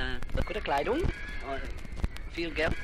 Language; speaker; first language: German; non-native, learner; English